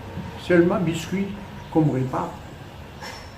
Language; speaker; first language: French; non-native, local second language; Morisyen